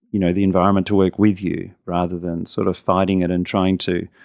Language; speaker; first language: English; native; English